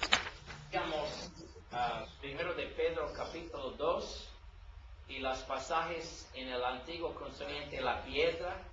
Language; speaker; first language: Spanish; non-native, learner; English